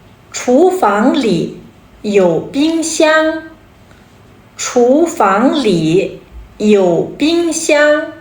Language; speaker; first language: Chinese; non-native, fluent; Kazakh